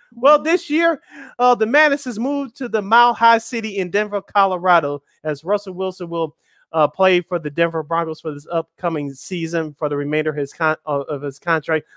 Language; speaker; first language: English; native; English